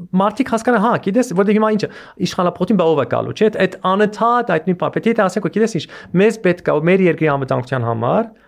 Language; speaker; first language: Armenian; native; Armenian